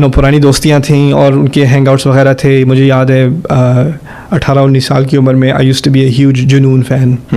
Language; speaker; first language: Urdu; early bilingual, heritage; German